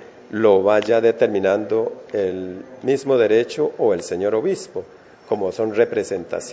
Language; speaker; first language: Spanish; native; Spanish